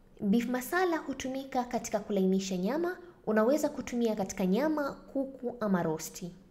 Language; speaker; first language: Swahili; native; Swahili